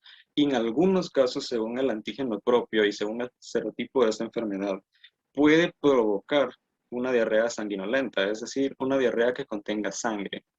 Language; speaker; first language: Spanish; native; Spanish